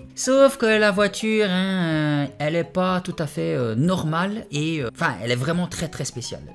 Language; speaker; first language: French; native; French